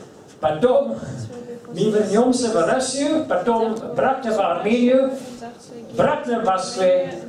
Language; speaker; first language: Russian; non-native, learner; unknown